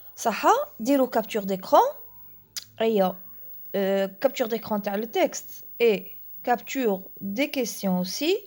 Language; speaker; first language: French; non-native, local second language; Arabic